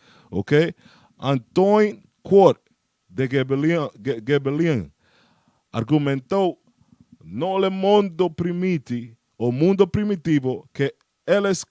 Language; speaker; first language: Portuguese; non-native, learner; Spanish